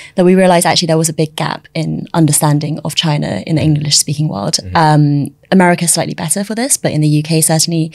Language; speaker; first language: English; early bilingual, other home language; Chinese